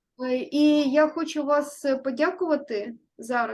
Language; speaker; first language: Ukrainian; native; Ukrainian